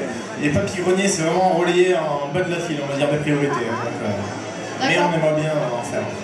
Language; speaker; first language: French; native; French